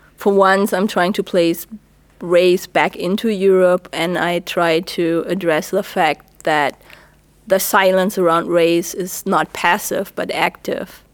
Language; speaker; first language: English; non-native, fluent; German